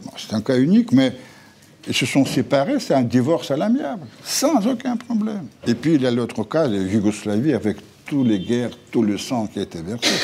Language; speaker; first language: French; non-native, fluent; Russian